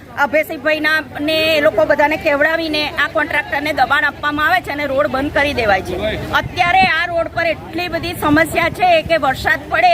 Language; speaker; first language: Gujarati; native; Gujarati